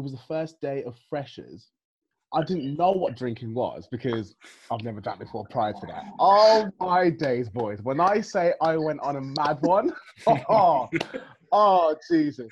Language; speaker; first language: English; native; English